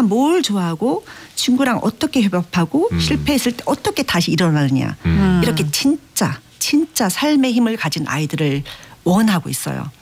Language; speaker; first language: Korean; native; Korean